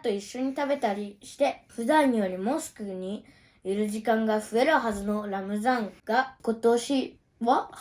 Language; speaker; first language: Japanese; early bilingual, other home language; Uyghur